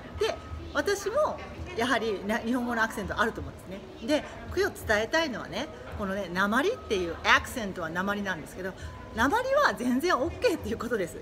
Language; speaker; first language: Japanese; native; Japanese